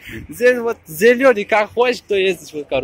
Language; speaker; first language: Russian; non-native, fluent; Tajik